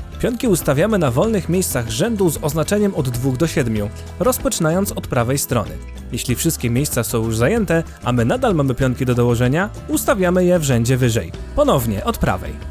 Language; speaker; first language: Polish; native; Polish